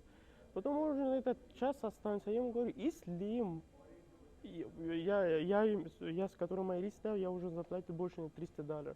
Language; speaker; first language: Russian; non-native, learner; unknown